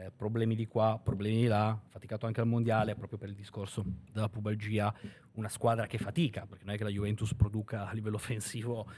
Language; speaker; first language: Italian; native; Italian